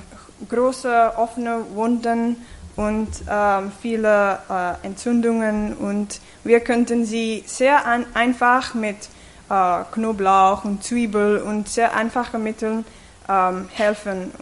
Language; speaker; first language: German; non-native, fluent; English